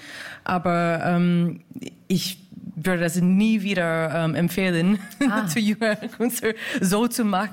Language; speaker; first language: German; non-native, fluent; English